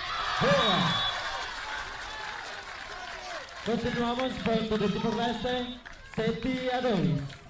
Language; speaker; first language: Portuguese; non-native, local second language; Tetum